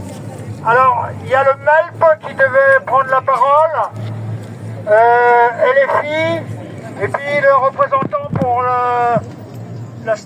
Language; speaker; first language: French; native; French